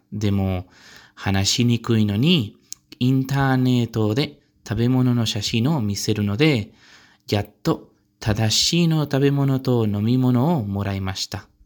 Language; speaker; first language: Japanese; non-native, learner; Spanish